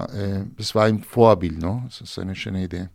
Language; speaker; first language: German; non-native, fluent; Spanish